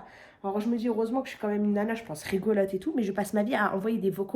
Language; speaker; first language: French; native; French